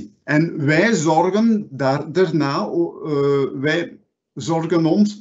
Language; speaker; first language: Dutch; non-native, local second language; French